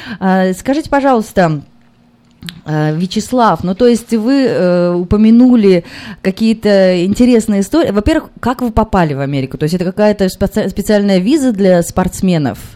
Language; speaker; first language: Russian; native; Russian